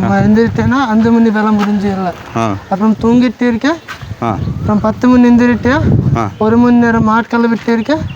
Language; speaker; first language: Tamil; non-native, local second language; Hindi